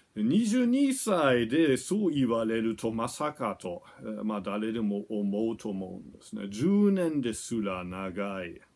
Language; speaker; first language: Japanese; non-native, fluent; German